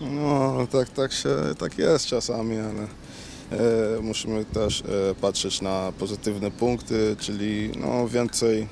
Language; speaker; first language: Polish; early bilingual, other home language; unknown